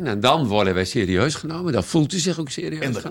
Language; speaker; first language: Dutch; native; Dutch